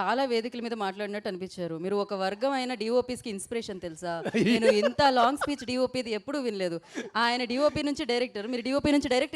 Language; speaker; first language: Telugu; native; Telugu